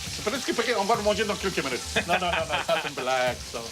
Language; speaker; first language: French; non-native, fluent; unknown